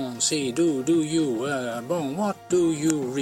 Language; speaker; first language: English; non-native, fluent; Italian